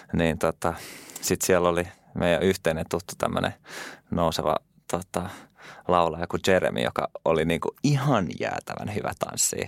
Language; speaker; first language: Finnish; early bilingual, other home language; French